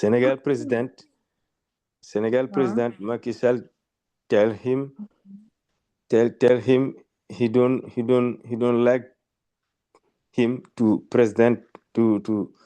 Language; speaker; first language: English; non-native, learner; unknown